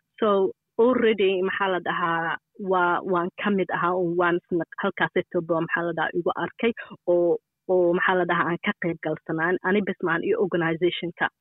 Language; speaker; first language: Somali; early bilingual, heritage; Somali